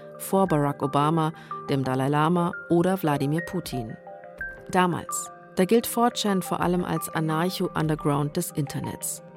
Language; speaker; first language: German; native; German